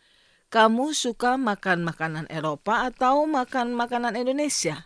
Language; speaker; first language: Indonesian; non-native, fluent; Arabic